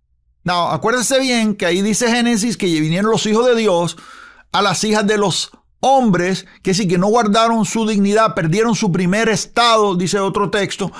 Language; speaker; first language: Spanish; native; Spanish